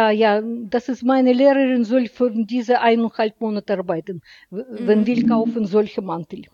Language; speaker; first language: German; non-native, learner; Russian